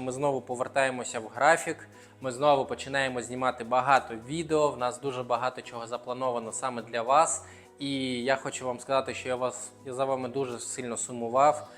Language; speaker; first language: Ukrainian; non-native, local second language; Russian